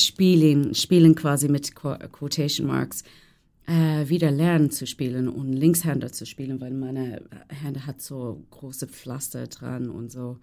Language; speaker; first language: German; non-native, learner; English